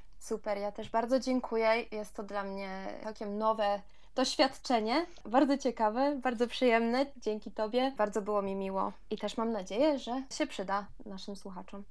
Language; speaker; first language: Polish; early bilingual, heritage; Polish